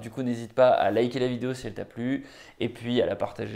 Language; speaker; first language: French; native; French